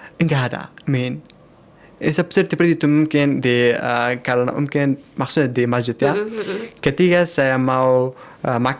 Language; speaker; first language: Indonesian; non-native, learner; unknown